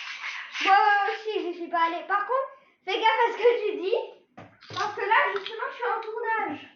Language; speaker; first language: French; native; French